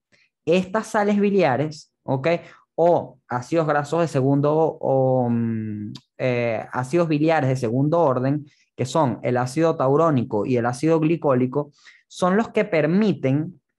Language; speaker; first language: Spanish; native; Spanish